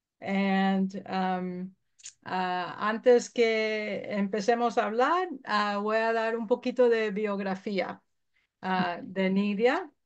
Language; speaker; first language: Spanish; early bilingual, heritage; Spanish